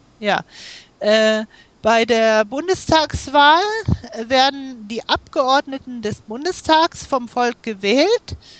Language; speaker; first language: German; native; German